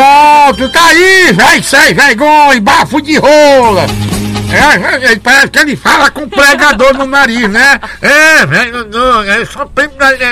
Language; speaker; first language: Portuguese; native; Portuguese